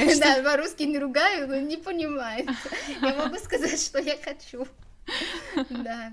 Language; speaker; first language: Russian; non-native, learner; Arabic